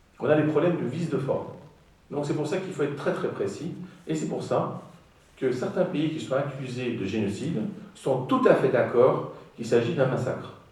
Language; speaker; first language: French; non-native, fluent; Greek